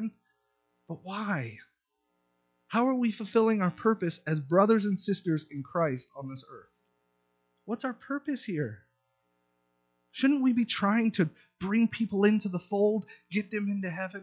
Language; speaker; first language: English; native; English